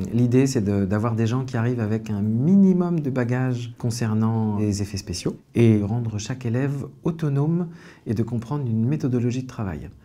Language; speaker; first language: French; native; French